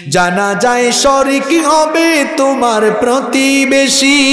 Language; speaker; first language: Bangla; native; Bangla